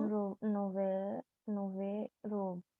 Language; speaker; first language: French; non-native, learner; Hindi